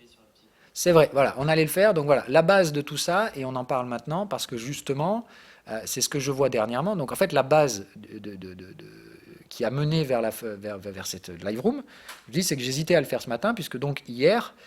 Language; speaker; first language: French; native; French